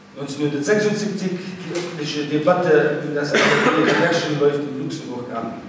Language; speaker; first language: German; non-native, local second language; Luxembourgish